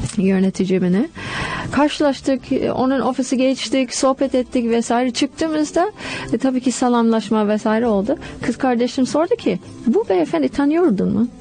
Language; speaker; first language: Turkish; non-native, fluent; English